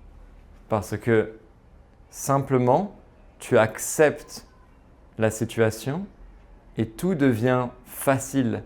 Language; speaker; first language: French; native; French